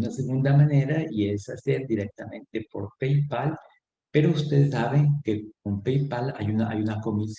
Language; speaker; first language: Spanish; non-native, fluent; French